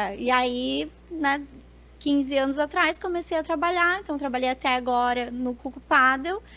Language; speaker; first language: Portuguese; early bilingual, other home language; Spanish